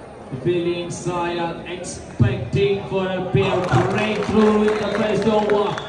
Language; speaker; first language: English; non-native, local second language; Malayalam